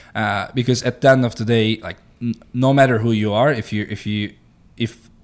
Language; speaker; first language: English; non-native, fluent; Turkish